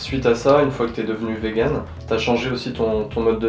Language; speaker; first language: French; native; French